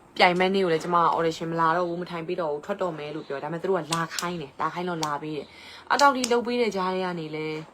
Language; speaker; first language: Burmese; native; Burmese